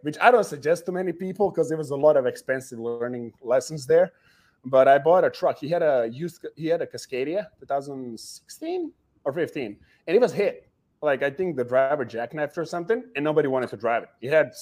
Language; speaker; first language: English; non-native, fluent; Serbian